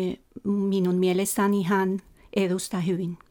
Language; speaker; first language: Finnish; non-native, fluent; Spanish